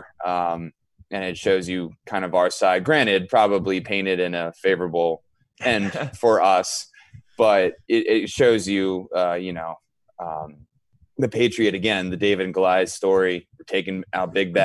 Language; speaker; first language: English; native; English